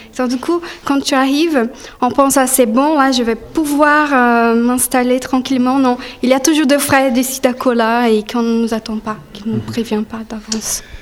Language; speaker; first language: French; non-native, fluent; Portuguese